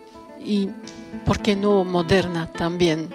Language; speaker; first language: Spanish; non-native, fluent; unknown